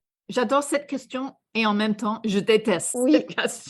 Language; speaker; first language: French; non-native, fluent; English